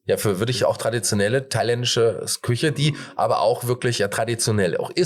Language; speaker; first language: German; native; German